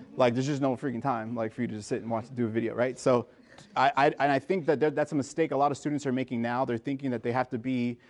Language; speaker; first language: English; native; English